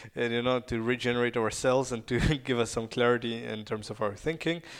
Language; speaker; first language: English; non-native, fluent; Russian